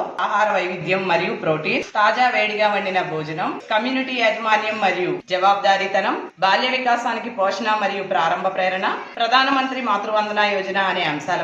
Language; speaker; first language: Telugu; native; Telugu